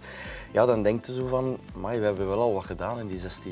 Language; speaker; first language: Dutch; native; Dutch